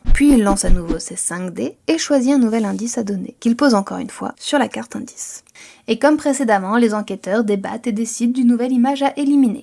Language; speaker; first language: French; native; French